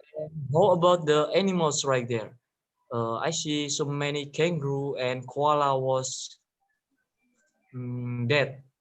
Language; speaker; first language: English; non-native, learner; Indonesian